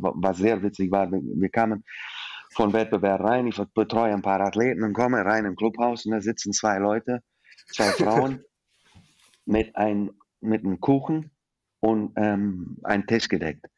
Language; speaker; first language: German; non-native, fluent; English